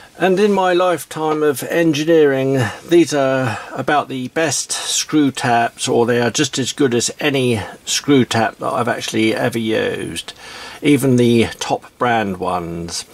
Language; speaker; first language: English; native; English